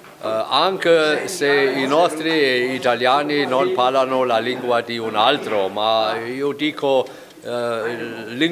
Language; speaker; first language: Italian; non-native, fluent; German